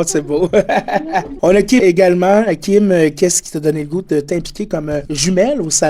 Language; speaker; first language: French; native; French